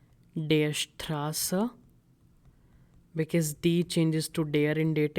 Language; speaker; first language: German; non-native, fluent; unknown